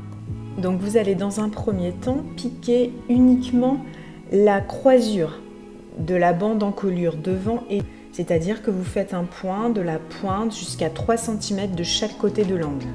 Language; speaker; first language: French; native; French